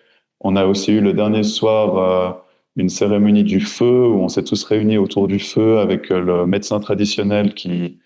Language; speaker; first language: French; native; French